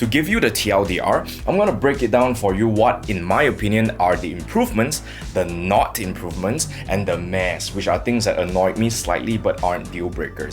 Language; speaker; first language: English; native; English